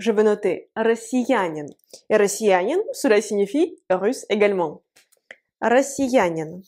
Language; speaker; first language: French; non-native, fluent; Russian